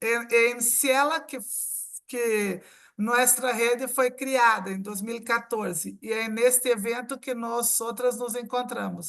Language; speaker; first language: Portuguese; non-native, fluent; Spanish